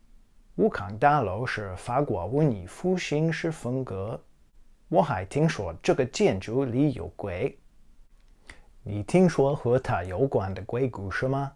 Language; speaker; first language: Chinese; non-native, fluent; English